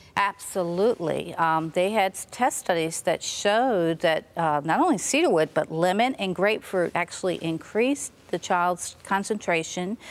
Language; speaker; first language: English; native; English